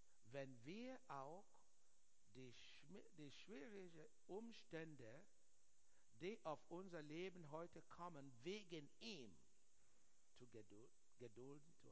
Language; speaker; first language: German; non-native, learner; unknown